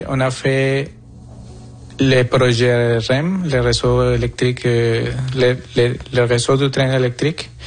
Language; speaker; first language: French; non-native, fluent; Spanish